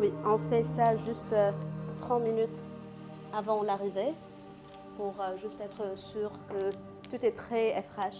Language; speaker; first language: French; non-native, learner; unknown